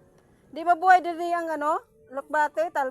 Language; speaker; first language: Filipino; non-native, local second language; Cebuano